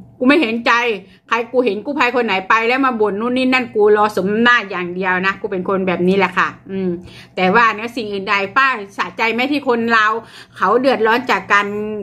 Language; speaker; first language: Thai; native; Thai